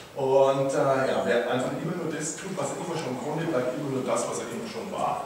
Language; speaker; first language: German; native; German